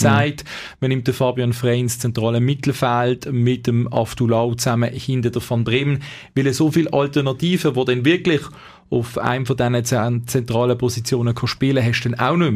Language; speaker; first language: German; native; German